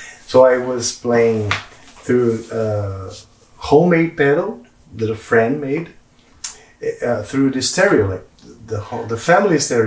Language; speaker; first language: English; non-native, fluent; Portuguese